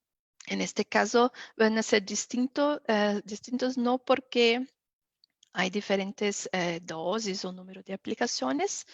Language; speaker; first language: Spanish; non-native, fluent; Portuguese